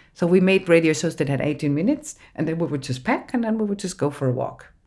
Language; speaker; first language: English; non-native, fluent; German